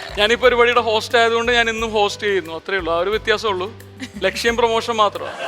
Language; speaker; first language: Malayalam; native; Malayalam